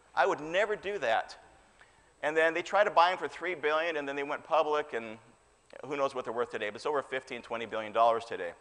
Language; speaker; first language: English; native; English